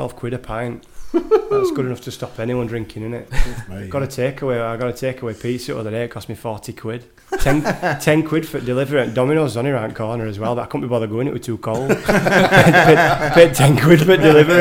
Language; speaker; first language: English; native; English